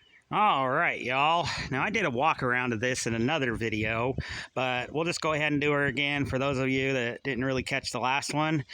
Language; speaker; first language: English; native; English